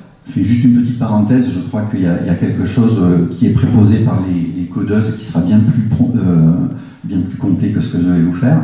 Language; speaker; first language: French; native; French